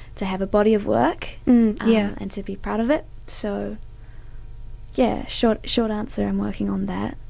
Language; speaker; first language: English; native; English